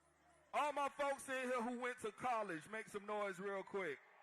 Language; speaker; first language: English; native; English